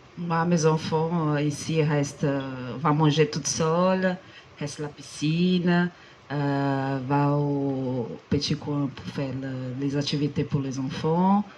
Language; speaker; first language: French; non-native, fluent; Portuguese